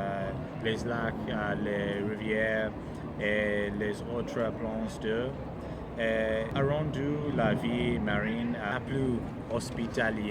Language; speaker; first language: French; non-native, learner; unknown